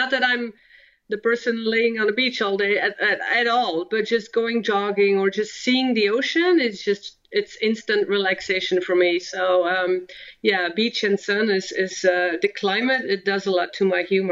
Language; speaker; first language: English; non-native, fluent; Dutch